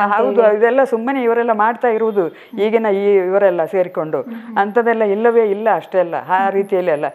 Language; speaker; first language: Kannada; non-native, local second language; Malayalam